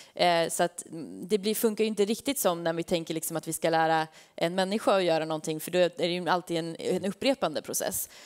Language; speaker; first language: Swedish; native; Swedish